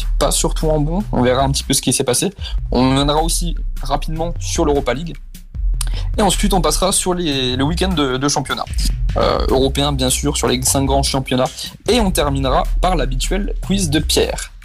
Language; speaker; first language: French; native; French